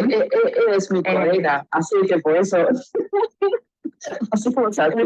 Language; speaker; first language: Spanish; non-native, learner; Chinese